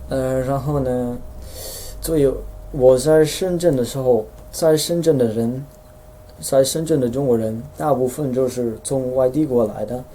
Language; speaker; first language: Chinese; non-native, fluent; Dutch